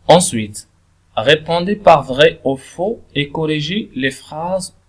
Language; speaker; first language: French; non-native, local second language; Arabic